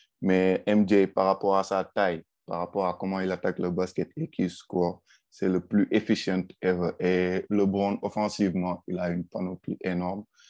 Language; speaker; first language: French; non-native, local second language; Wolof